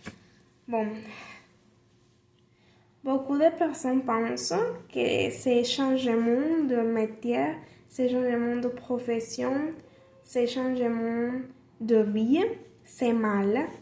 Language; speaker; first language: French; non-native, learner; Spanish